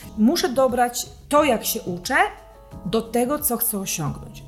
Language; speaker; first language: Polish; native; Polish